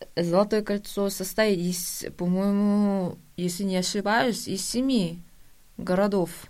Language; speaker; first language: Russian; non-native, fluent; Korean